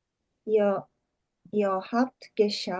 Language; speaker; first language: German; non-native, learner; Korean